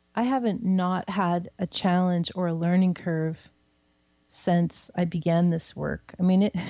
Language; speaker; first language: English; native; English